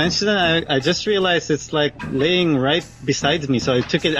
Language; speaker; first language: English; non-native, fluent; Dutch